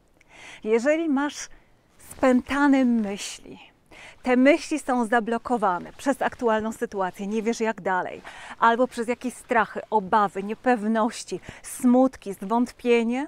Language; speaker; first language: Polish; native; Polish